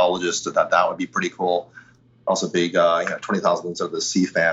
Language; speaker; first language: English; native; English